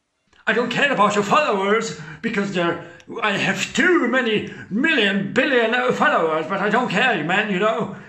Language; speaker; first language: English; non-native, fluent; Hungarian